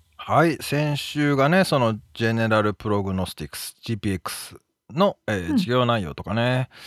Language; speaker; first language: Japanese; native; Japanese